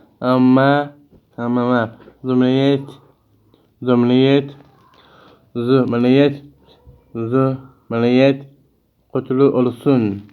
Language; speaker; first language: Turkish; early bilingual, heritage; Turkish